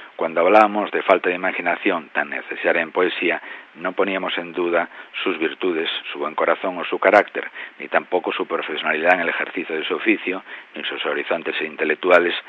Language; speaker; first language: Spanish; non-native, local second language; Galician